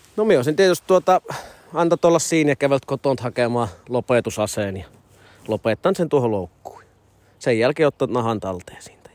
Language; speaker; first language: Finnish; native; Finnish